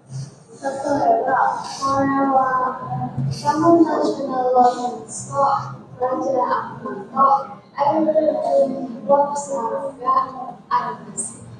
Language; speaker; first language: Japanese; non-native, learner; Indonesian